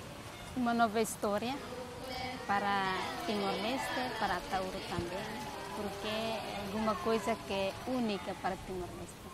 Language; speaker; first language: Portuguese; non-native, learner; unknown